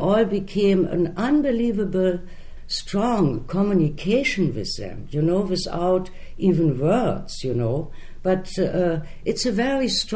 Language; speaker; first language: English; non-native, fluent; German